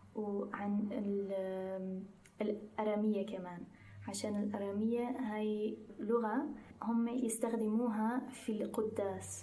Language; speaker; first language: Arabic; non-native, fluent; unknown